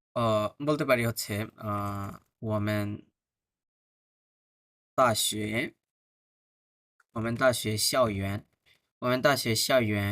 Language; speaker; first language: Chinese; non-native, fluent; Bangla